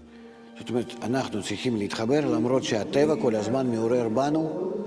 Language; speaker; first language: Hebrew; non-native, fluent; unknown